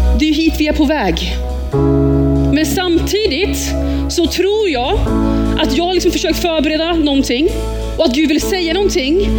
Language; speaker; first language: Swedish; early bilingual, heritage; Swedish